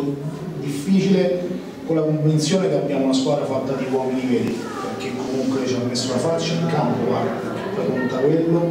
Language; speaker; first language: Italian; native; Italian